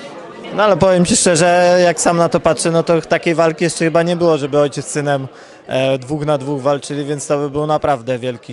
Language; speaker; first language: Polish; native; Polish